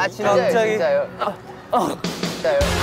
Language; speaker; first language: Korean; non-native, fluent; Thai